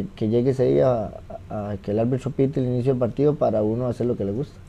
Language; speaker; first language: Spanish; native; Spanish